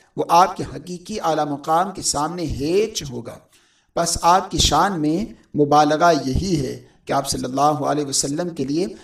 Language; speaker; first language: Urdu; native; Urdu